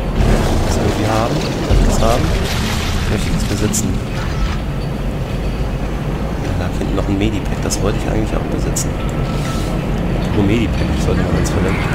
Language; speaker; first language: German; native; German